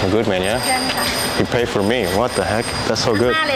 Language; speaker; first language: English; non-native, fluent; Indonesian